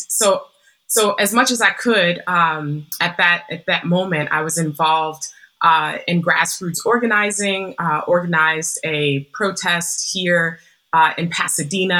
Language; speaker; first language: English; native; English